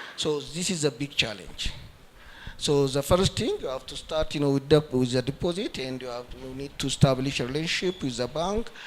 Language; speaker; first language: English; non-native, local second language; Amharic